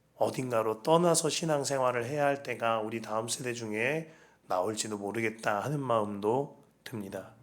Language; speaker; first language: Korean; native; Korean